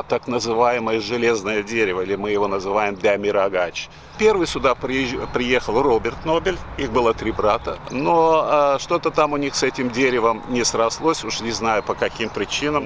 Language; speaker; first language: Russian; native; Russian